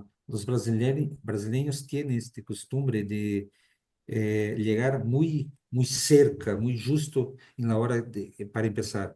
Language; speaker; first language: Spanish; non-native, learner; Portuguese